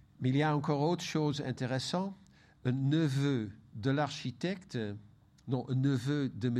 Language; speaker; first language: French; non-native, fluent; Dutch